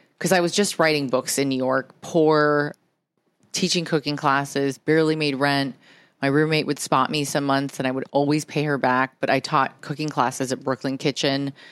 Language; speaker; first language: English; early bilingual, other home language; Japanese